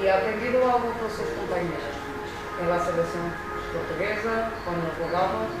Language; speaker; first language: Spanish; non-native, learner; Portuguese